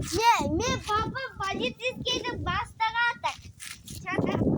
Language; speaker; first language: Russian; non-native, local second language; Kazakh